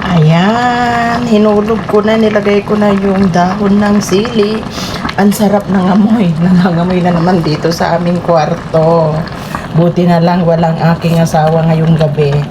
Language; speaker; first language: Filipino; non-native, local second language; Iloko